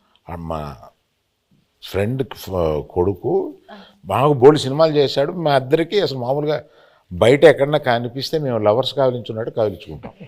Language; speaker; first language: Telugu; native; Telugu